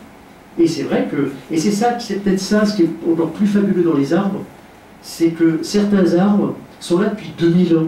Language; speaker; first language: French; native; French